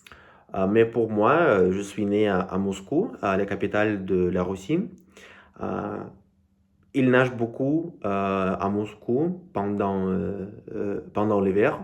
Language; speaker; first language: French; non-native, learner; Russian